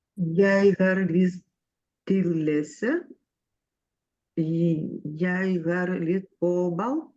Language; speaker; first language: Norwegian; non-native, learner; Lithuanian